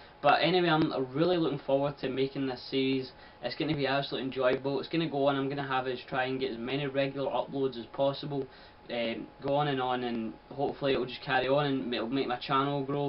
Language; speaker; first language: English; native; English